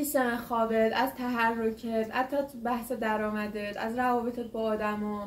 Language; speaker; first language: Persian; native; Persian